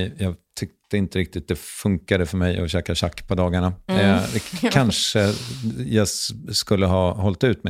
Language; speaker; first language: Swedish; native; Swedish